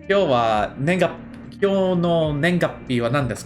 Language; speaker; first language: Japanese; non-native, learner; English